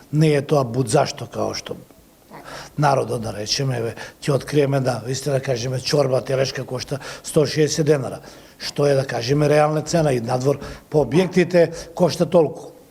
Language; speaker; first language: Macedonian; non-native, local second language; Serbian